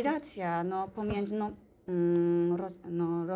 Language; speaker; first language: Polish; non-native, learner; Japanese